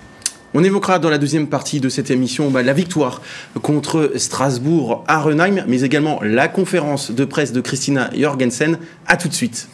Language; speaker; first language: French; native; French